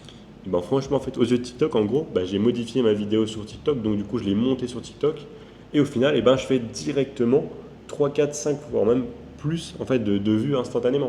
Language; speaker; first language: French; native; French